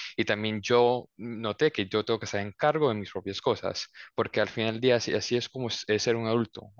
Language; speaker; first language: Spanish; early bilingual, heritage; Spanish